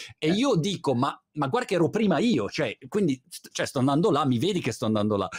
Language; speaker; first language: Italian; native; Italian